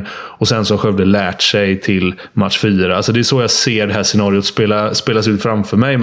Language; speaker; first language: Swedish; native; Swedish